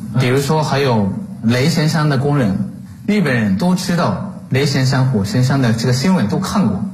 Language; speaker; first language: Chinese; non-native, fluent; Japanese